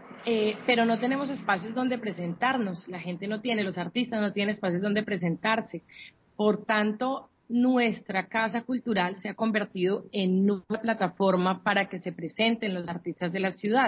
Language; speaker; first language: Spanish; native; Spanish